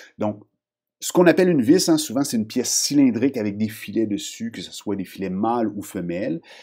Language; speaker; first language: French; native; French